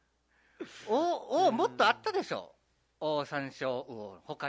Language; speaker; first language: Japanese; native; Japanese